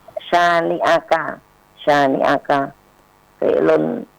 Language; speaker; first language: Arabic; non-native, learner; Indonesian